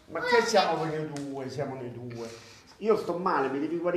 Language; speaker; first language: Italian; native; Italian